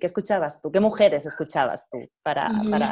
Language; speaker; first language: Spanish; native; Spanish